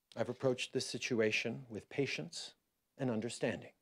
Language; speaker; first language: English; native; English